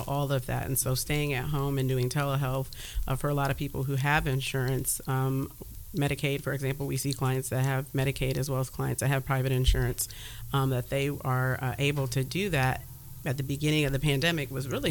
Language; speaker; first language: English; native; English